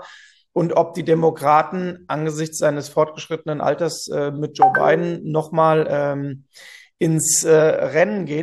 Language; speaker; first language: German; native; German